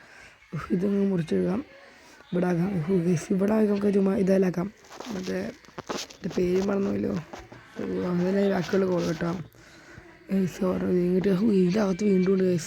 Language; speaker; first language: Malayalam; native; Malayalam